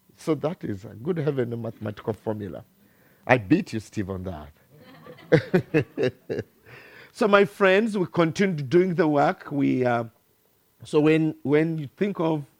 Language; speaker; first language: English; non-native, local second language; Ganda